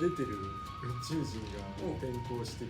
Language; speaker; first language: Japanese; native; Japanese